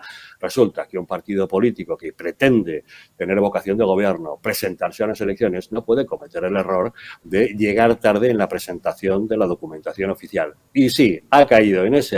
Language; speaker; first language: Spanish; native; Spanish